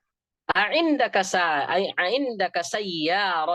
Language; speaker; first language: Arabic; non-native, fluent; Indonesian